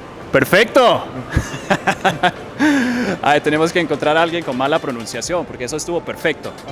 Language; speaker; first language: Spanish; non-native, fluent; English